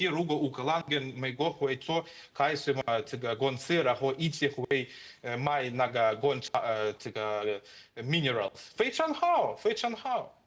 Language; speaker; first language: Chinese; non-native, fluent; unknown